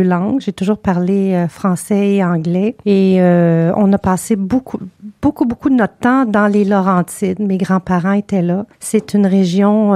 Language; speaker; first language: French; native; French